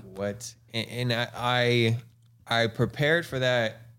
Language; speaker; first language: English; native; English